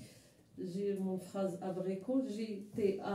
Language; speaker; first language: French; non-native, learner; Arabic